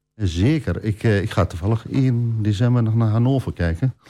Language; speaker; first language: Dutch; native; Dutch